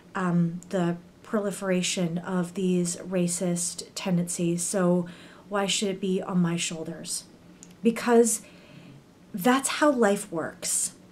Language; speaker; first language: English; native; English